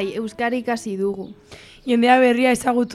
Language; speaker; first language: Basque; non-native, local second language; Spanish